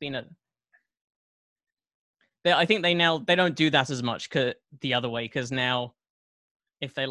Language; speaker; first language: English; native; English